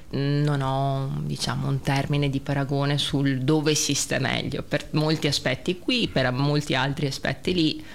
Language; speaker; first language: Italian; early bilingual, other home language; Russian